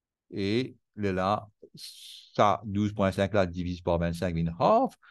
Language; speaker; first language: French; non-native, local second language; Morisyen